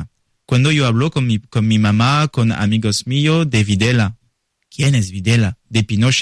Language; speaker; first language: Spanish; non-native, learner; French